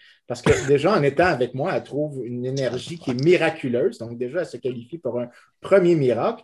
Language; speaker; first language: French; native; French